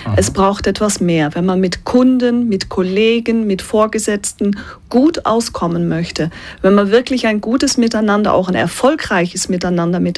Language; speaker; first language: German; non-native, fluent; Dutch